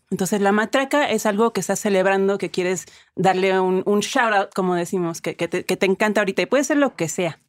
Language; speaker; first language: Spanish; early bilingual, other home language; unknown